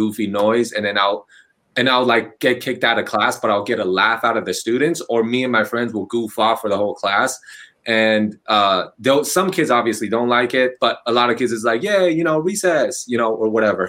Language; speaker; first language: English; non-native, fluent; Chinese